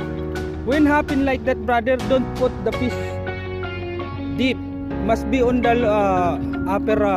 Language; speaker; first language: English; non-native, local second language; Filipino